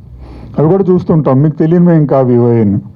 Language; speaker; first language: Telugu; native; Telugu